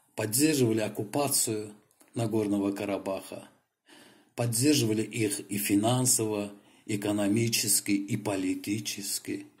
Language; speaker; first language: Russian; non-native, local second language; Azerbaijani